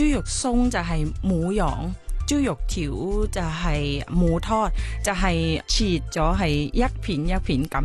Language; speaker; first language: Cantonese; non-native, learner; Thai